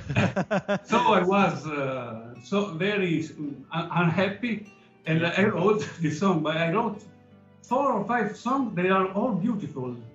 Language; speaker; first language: English; non-native, learner; Italian